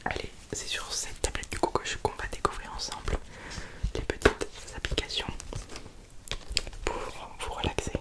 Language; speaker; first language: French; native; French